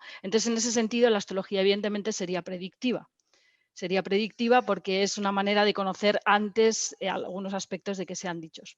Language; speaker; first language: Spanish; native; Spanish